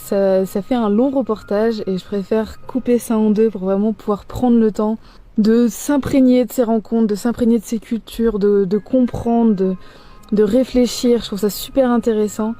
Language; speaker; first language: French; native; French